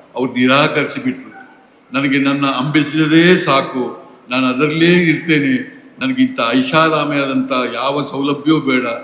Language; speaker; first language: Kannada; non-native, local second language; Tulu